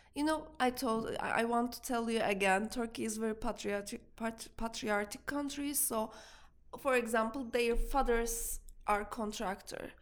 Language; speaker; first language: English; non-native, learner; Turkish